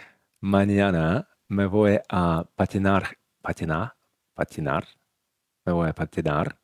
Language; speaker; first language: Spanish; non-native, learner; Russian